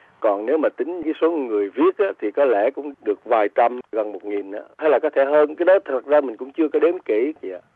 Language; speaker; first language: Vietnamese; native; Vietnamese